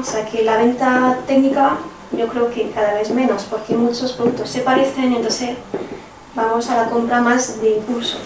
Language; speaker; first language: Spanish; non-native, fluent; French